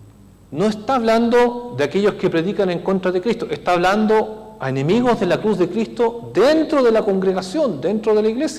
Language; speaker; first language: Spanish; native; Spanish